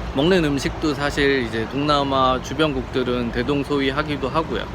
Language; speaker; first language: Korean; native; Korean